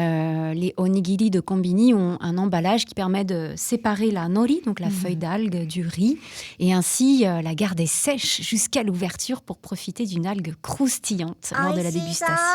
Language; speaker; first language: French; native; French